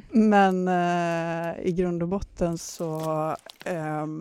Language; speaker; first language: Swedish; native; Swedish